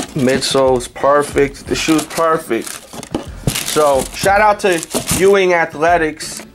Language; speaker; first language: English; native; English